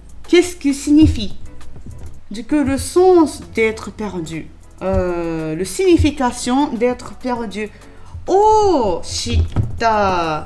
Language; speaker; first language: French; non-native, learner; Japanese